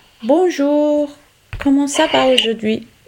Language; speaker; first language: French; non-native, local second language; Italian